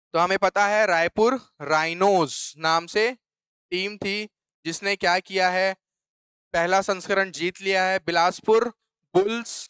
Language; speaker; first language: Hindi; native; Hindi